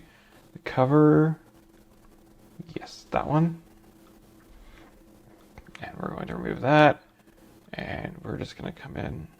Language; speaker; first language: English; native; English